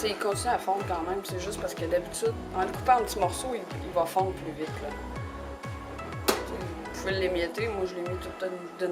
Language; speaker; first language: French; native; French